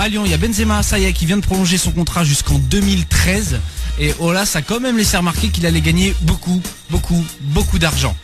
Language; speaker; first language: French; native; French